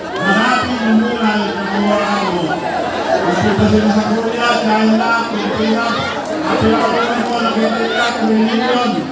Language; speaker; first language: Filipino; non-native, local second language; Iloko